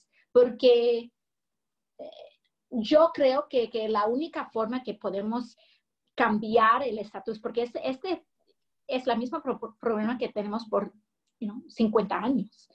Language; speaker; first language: Spanish; early bilingual, heritage; English